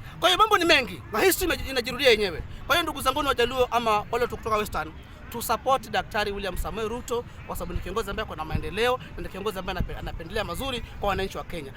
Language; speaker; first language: Swahili; non-native, local second language; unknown